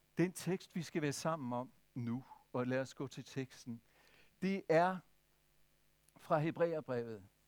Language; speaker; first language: Danish; native; Danish